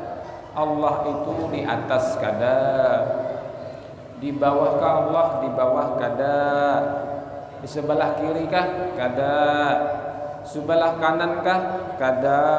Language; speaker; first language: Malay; non-native, local second language; Banjar